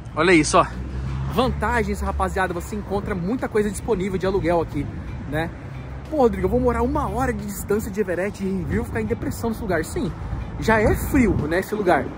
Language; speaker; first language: Portuguese; native; Portuguese